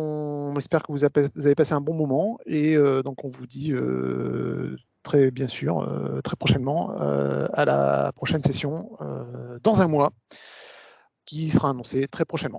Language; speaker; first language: French; native; French